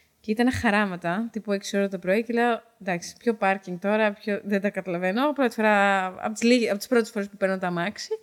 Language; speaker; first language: Greek; early bilingual, heritage; Dutch